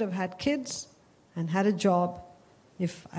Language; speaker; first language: English; non-native, local second language; Tamil